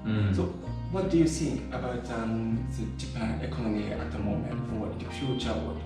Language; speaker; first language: English; non-native, learner; Japanese